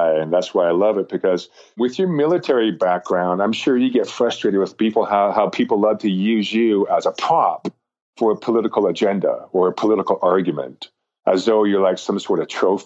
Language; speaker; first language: English; native; English